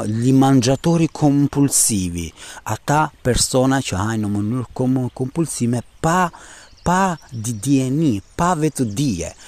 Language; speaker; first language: Albanian; early bilingual, heritage; Albanian